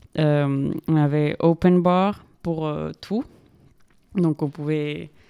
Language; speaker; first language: French; non-native, fluent; Spanish